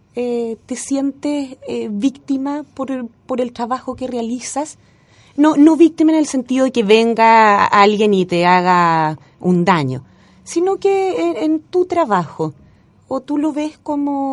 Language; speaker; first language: Spanish; native; Spanish